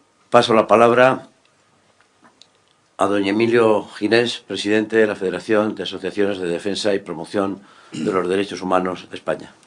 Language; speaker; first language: Spanish; native; Spanish